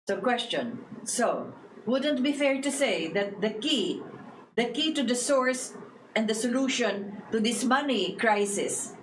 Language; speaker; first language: English; non-native, local second language; Filipino